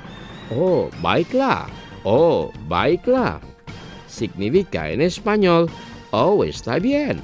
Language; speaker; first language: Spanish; non-native, fluent; Indonesian